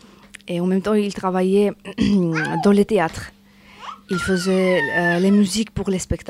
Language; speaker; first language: French; non-native, learner; Georgian